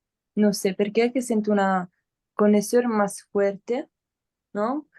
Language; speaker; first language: Spanish; non-native, learner; Italian